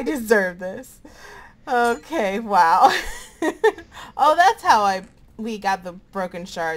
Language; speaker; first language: English; native; English